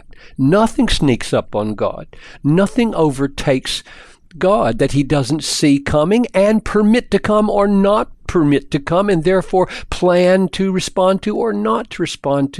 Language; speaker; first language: English; native; English